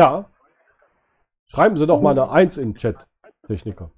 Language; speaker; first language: German; native; German